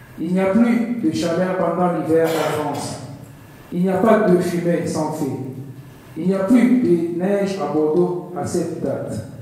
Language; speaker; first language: French; non-native, learner; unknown